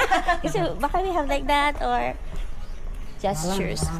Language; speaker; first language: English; non-native, local second language; Filipino